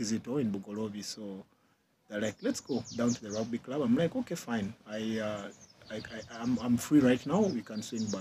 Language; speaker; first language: English; non-native, local second language; Ganda